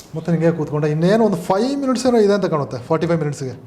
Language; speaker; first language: Kannada; non-native, local second language; Malayalam